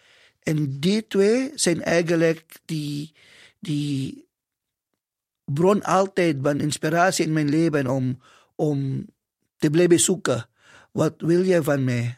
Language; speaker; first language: Dutch; non-native, fluent; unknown